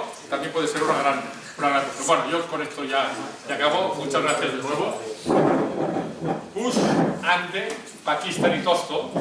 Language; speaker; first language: Spanish; native; Spanish